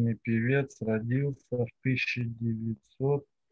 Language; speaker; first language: Russian; native; Russian